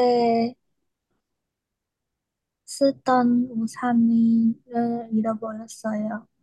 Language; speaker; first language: Korean; non-native, learner; Chinese